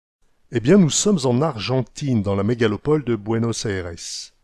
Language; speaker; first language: French; native; French